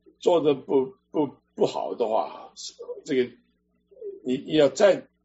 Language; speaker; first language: Chinese; native; Chinese